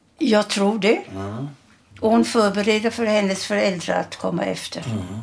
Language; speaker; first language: Swedish; early bilingual, other home language; German